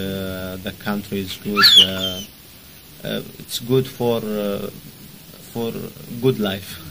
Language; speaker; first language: English; non-native, learner; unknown